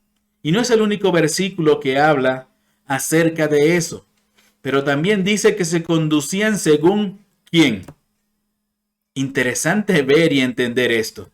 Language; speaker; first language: Spanish; non-native, fluent; English